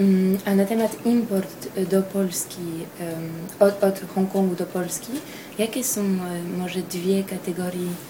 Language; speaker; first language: Polish; early bilingual, heritage; Polish